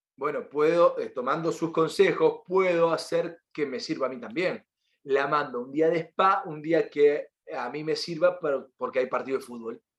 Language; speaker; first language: Spanish; native; Spanish